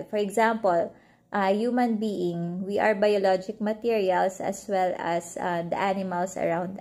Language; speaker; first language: English; non-native, local second language; Filipino